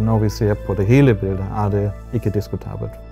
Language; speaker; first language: Norwegian; non-native, fluent; German